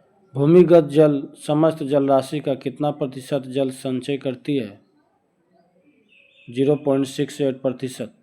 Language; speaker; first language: Hindi; native; Hindi